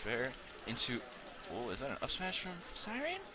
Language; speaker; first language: English; native; English